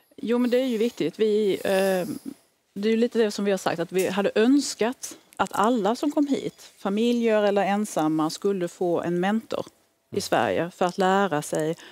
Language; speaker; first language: Swedish; native; Swedish